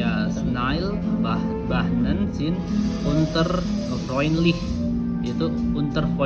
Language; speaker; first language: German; non-native, learner; Indonesian